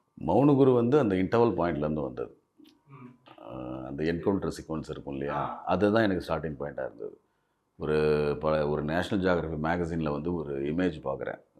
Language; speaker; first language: Tamil; native; Tamil